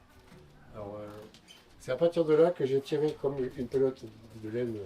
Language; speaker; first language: French; early bilingual, heritage; French